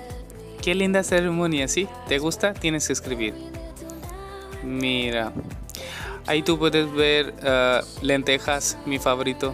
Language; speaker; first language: Spanish; non-native, learner; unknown